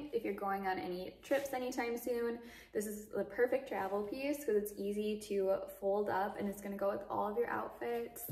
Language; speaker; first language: English; native; English